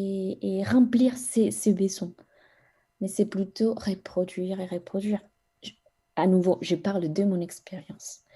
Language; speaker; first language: French; non-native, fluent; Spanish